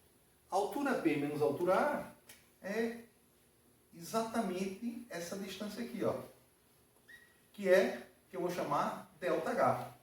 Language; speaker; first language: Portuguese; native; Portuguese